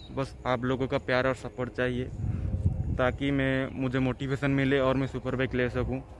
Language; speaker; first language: Hindi; non-native, local second language; Odia